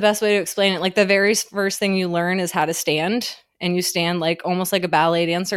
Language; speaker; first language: English; native; English